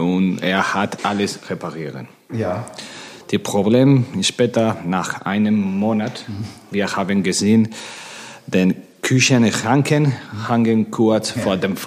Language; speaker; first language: German; non-native, learner; Spanish